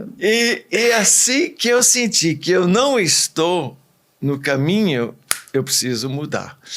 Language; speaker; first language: Portuguese; early bilingual, other home language; English